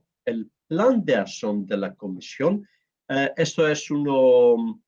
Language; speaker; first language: Spanish; non-native, learner; Greek